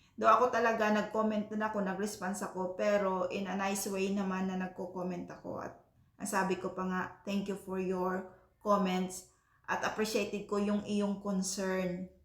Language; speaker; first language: Filipino; non-native, local second language; Cebuano